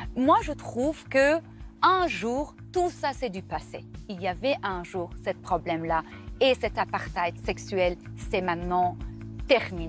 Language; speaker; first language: French; non-native, fluent; Persian